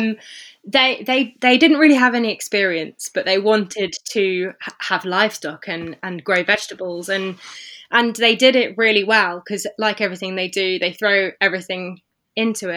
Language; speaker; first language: English; native; English